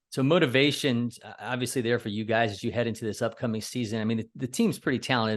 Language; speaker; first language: English; native; English